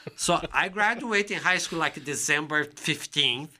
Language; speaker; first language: English; non-native, fluent; Portuguese